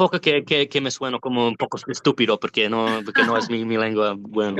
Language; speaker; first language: Spanish; non-native, learner; English